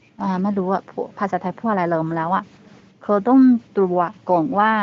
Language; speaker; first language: Thai; non-native, learner; Chinese